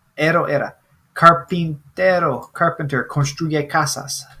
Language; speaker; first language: Spanish; non-native, fluent; English